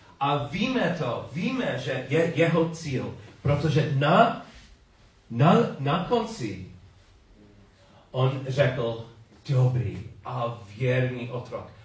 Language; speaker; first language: Czech; non-native, learner; English